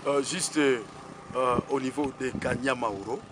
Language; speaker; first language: French; non-native, local second language; Swahili